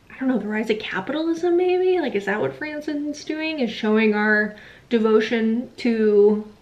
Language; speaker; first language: English; native; English